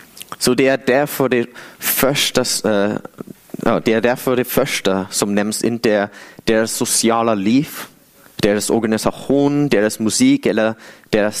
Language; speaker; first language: Swedish; non-native, fluent; English